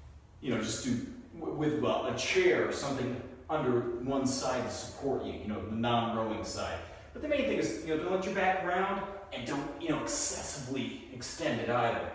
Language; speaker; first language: English; native; English